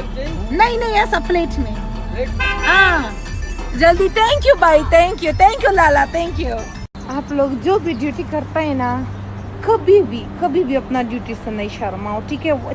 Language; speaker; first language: Hindi; non-native, local second language; Pashto